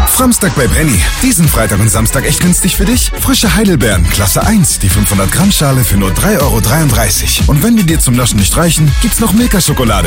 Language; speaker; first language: German; native; German